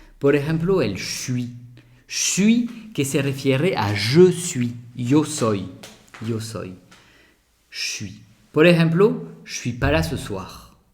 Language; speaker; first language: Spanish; non-native, fluent; French